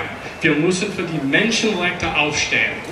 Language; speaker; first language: German; non-native, learner; English